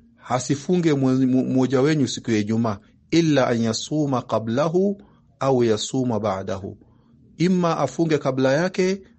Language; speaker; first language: Swahili; native; Swahili